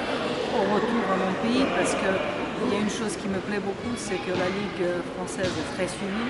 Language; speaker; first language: French; non-native, fluent; Serbian